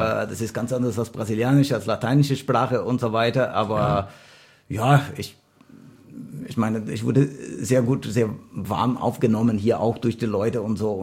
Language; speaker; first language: German; non-native, fluent; Portuguese